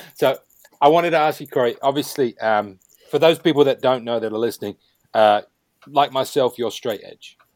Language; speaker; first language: English; native; English